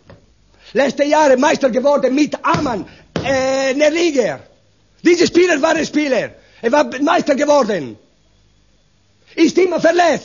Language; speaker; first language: German; non-native, learner; Italian